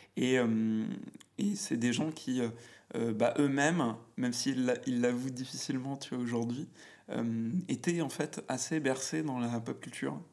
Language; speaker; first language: French; native; French